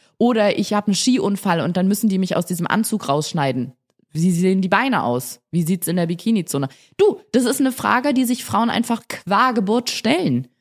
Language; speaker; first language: German; early bilingual, other home language; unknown